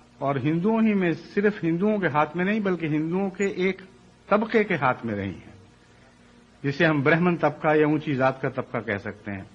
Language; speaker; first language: Urdu; native; Urdu